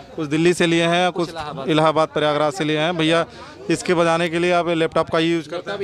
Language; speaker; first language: Hindi; native; Hindi